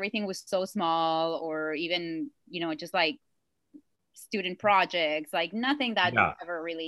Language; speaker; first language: English; non-native, fluent; Spanish